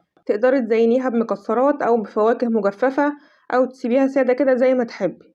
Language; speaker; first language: Arabic; native; Arabic